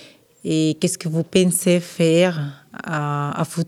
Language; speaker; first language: French; non-native, learner; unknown